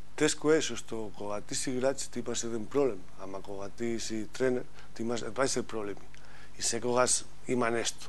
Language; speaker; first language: Macedonian; non-native, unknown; Spanish